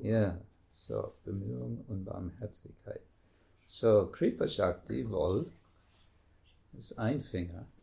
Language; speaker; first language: German; non-native, fluent; English